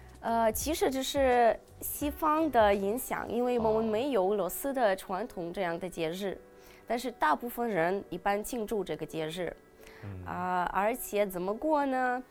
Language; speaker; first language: Chinese; non-native, fluent; Russian